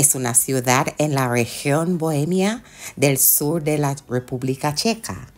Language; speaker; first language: Spanish; non-native, fluent; English